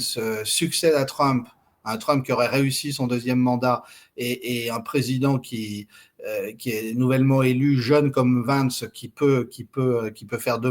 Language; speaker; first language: French; native; French